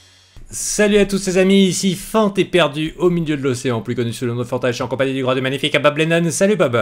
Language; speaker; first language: French; native; French